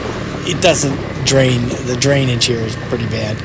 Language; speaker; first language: English; native; English